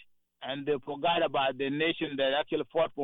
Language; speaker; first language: English; non-native, fluent; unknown